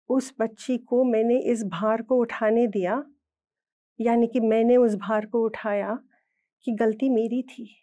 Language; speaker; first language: Hindi; native; Hindi